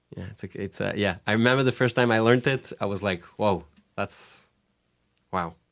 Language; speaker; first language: English; non-native, fluent; French